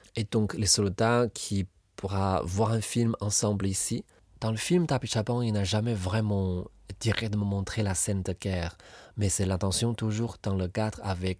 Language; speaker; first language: French; non-native, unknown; Chinese